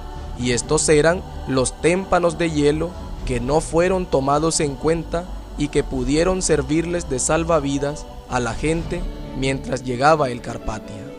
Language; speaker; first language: Spanish; native; Spanish